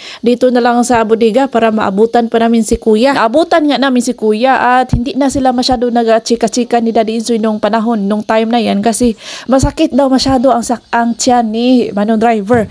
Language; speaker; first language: Filipino; non-native, local second language; Cebuano